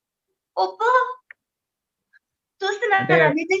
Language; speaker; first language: Telugu; non-native, learner; Malayalam